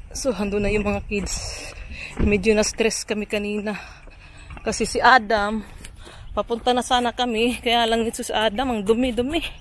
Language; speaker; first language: Filipino; native; Filipino